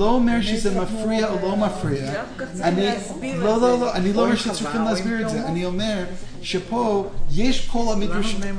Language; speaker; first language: Hebrew; non-native, fluent; English